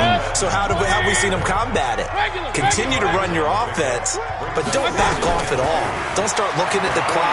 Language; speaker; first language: English; native; English